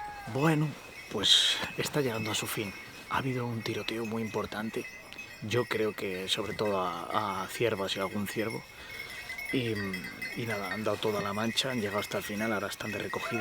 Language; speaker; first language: Spanish; native; Spanish